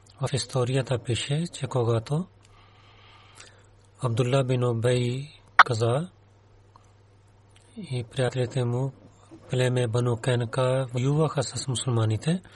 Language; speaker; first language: Bulgarian; non-native, learner; Urdu